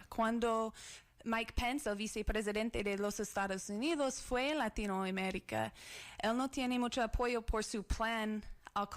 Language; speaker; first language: Spanish; non-native, learner; English